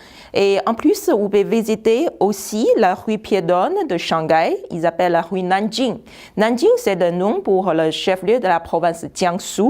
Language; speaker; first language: French; non-native, fluent; Chinese